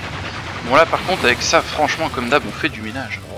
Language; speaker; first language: French; native; French